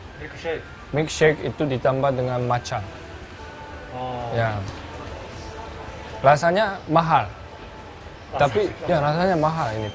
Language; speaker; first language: Indonesian; non-native, fluent; Korean